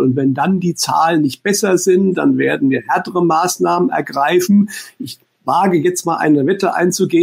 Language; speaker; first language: German; native; German